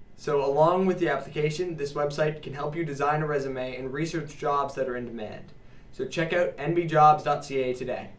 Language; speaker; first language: English; native; English